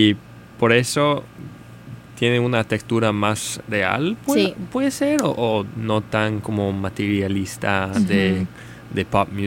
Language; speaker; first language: Spanish; non-native, fluent; English